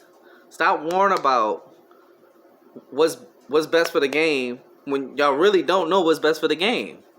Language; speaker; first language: English; native; English